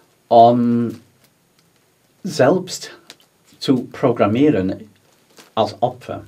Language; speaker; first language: German; non-native, fluent; English